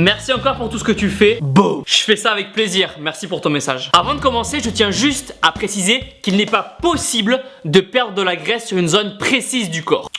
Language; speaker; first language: French; native; French